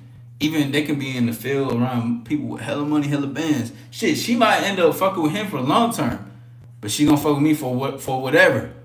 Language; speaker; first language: English; native; English